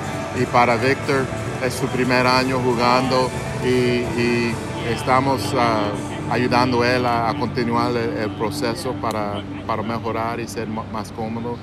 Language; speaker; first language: Spanish; non-native, fluent; English